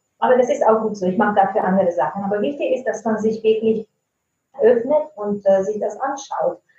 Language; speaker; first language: German; non-native, fluent; Italian